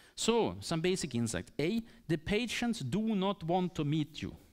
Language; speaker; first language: English; non-native, fluent; Swedish